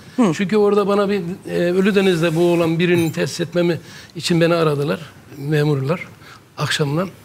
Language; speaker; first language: Turkish; native; Turkish